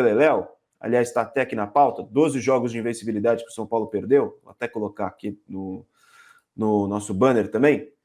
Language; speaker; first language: Portuguese; native; Portuguese